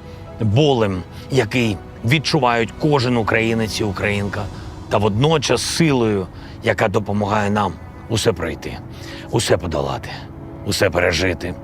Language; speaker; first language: Ukrainian; non-native, local second language; Russian